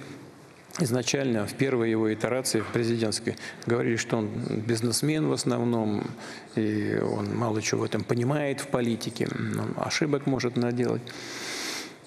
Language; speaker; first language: Russian; native; Russian